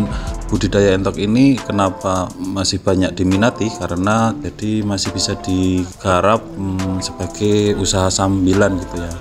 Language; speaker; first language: Indonesian; native; Indonesian